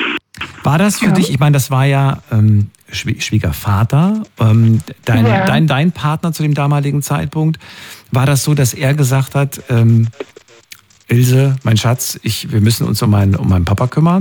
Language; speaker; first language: German; native; German